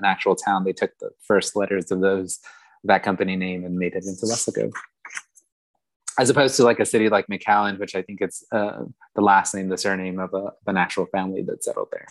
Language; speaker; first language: English; native; English